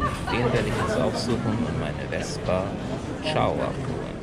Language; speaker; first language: German; native; German